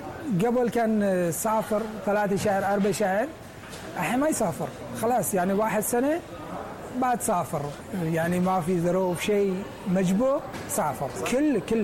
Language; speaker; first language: Arabic; non-native, learner; Persian